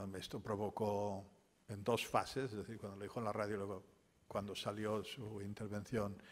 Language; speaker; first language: Spanish; non-native, local second language; Catalan